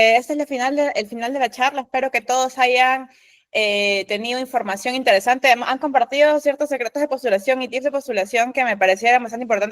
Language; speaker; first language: Spanish; native; Spanish